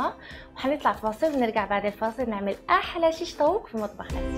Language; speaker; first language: Arabic; native; Arabic